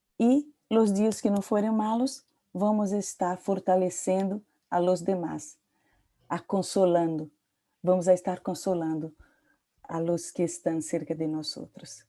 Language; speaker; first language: Portuguese; non-native, learner; Spanish